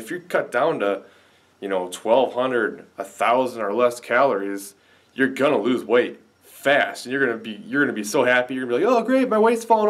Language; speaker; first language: English; native; English